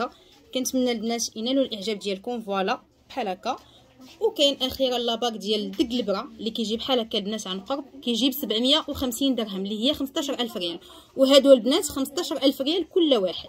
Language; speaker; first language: Arabic; native; Arabic